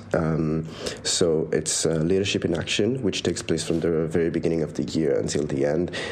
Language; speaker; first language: English; non-native, fluent; French